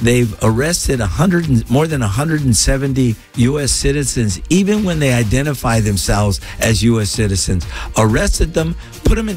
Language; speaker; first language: Spanish; non-native, fluent; English